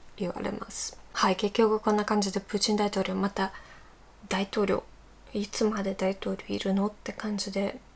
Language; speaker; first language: Japanese; non-native, fluent; Russian